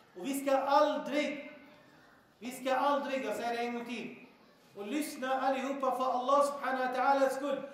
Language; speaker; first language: Swedish; early bilingual, other home language; Arabic